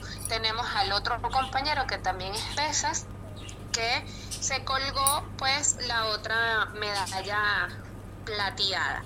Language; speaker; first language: Spanish; native; Spanish